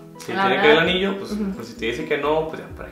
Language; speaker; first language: Spanish; native; Spanish